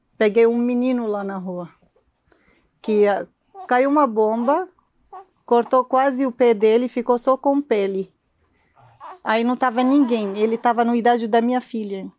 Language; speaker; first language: Portuguese; non-native, learner; Arabic